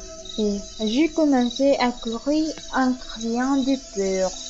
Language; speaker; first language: French; non-native, learner; Spanish